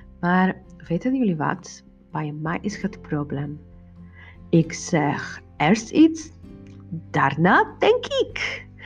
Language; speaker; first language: Dutch; non-native, learner; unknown